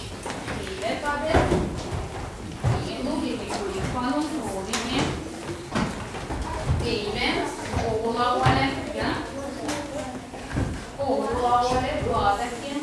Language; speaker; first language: Estonian; non-native, local second language; Russian